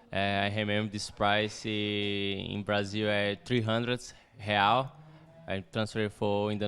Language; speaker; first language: English; non-native, learner; Portuguese